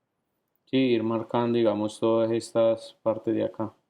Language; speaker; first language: Spanish; native; Spanish